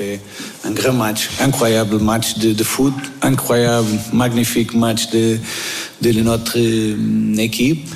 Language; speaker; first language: French; non-native, fluent; Portuguese